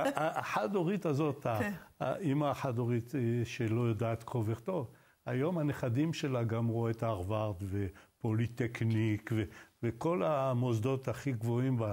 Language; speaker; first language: Hebrew; non-native, fluent; Arabic